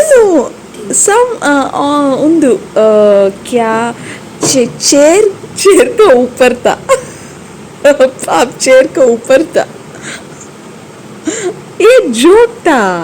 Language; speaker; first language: Hindi; non-native, local second language; Tulu